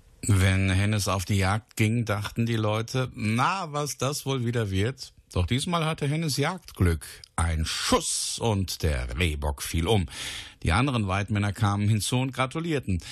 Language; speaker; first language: German; native; German